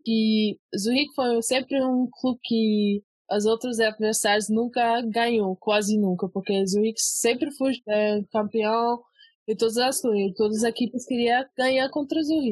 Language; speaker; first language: Portuguese; early bilingual, heritage; Portuguese